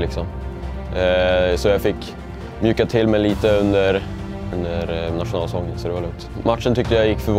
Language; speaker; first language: Swedish; native; Swedish